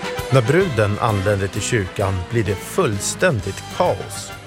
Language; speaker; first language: Swedish; native; Swedish